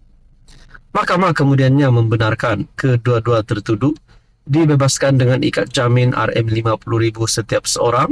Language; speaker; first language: Malay; native; Malay